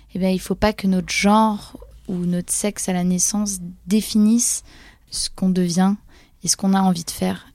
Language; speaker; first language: French; non-native, fluent; Polish